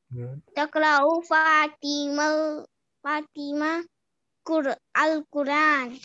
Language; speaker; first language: Arabic; non-native, learner; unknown